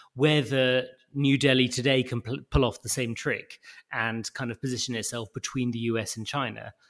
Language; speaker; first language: English; native; English